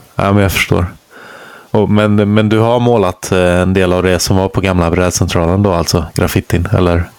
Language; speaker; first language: Swedish; native; Swedish